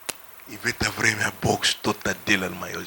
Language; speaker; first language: Russian; non-native, fluent; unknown